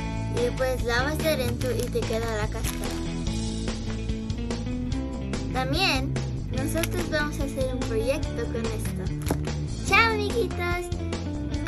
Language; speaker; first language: Spanish; early bilingual, heritage; Spanish